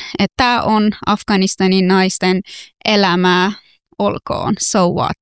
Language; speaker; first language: Finnish; non-native, fluent; Persian